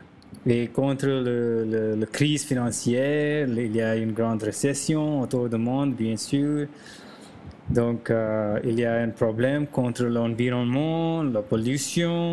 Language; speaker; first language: French; non-native, learner; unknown